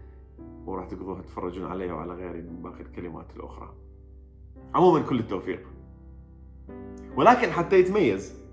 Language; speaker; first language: Arabic; native; Arabic